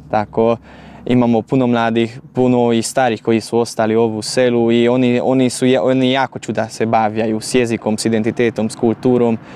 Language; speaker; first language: Croatian; native; Croatian